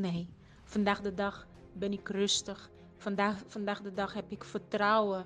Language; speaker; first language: Dutch; non-native, fluent; Portuguese